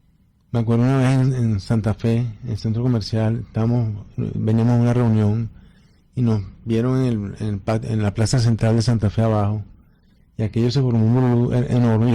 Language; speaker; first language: Spanish; native; Spanish